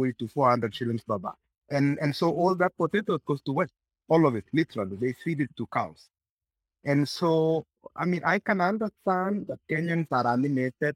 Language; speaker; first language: English; non-native, local second language; Kikuyu